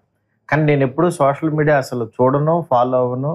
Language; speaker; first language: Telugu; native; Telugu